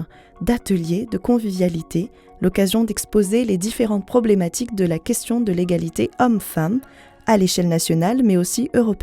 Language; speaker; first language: French; native; French